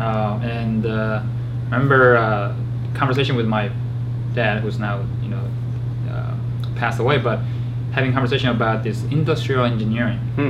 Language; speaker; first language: English; non-native, fluent; Korean